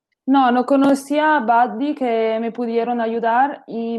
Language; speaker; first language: Spanish; non-native, learner; Italian